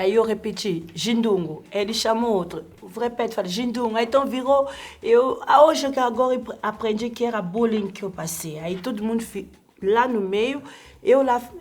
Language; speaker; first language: Portuguese; native; Portuguese